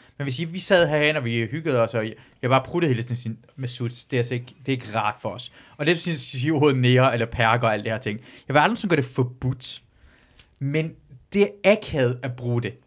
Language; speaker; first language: Danish; early bilingual, other home language; Persian